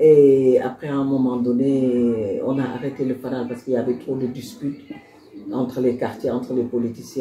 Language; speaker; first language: French; non-native, local second language; Wolof